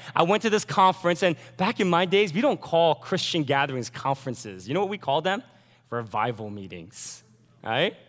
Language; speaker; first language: English; early bilingual, other home language; Korean